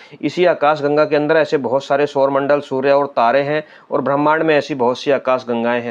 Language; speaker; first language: Hindi; native; Hindi